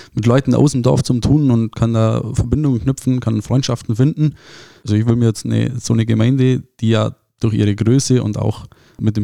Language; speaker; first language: German; native; German